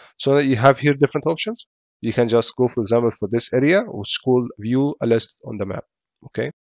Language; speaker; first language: English; non-native, fluent; Arabic